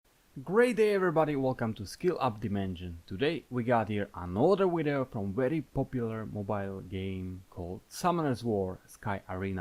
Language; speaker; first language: English; non-native, fluent; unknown